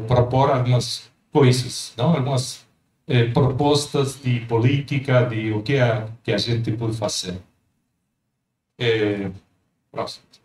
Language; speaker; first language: Portuguese; non-native, fluent; Spanish